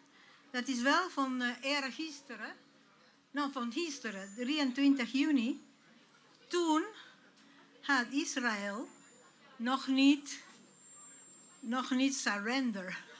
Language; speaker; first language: Dutch; non-native, fluent; Spanish